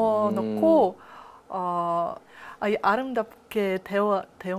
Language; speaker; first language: Korean; non-native, learner; Russian